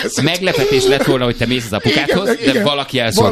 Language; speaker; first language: Hungarian; native; Hungarian